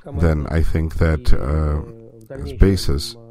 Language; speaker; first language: English; non-native, fluent; Russian